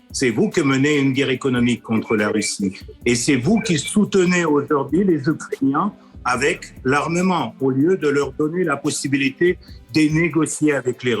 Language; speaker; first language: French; non-native, fluent; Russian